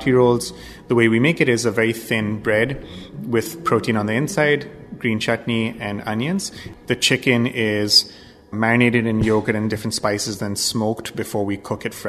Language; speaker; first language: English; non-native, local second language; Bangla